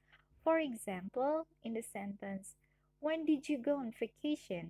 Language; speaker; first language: English; non-native, learner; Indonesian